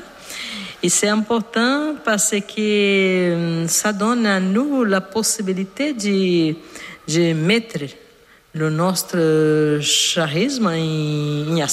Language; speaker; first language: French; non-native, fluent; Portuguese